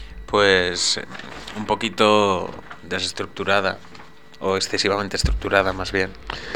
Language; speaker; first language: Spanish; native; Spanish